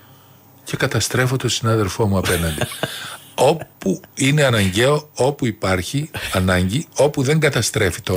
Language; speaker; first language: Greek; native; Greek